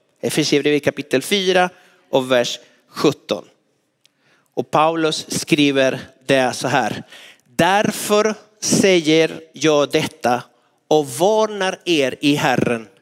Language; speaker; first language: Swedish; non-native, fluent; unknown